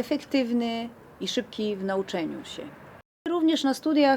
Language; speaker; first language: Polish; non-native, fluent; Bulgarian